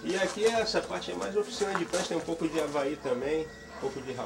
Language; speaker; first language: Portuguese; native; Portuguese